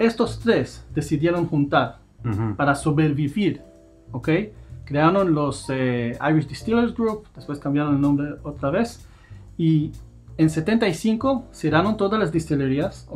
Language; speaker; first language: Spanish; non-native, fluent; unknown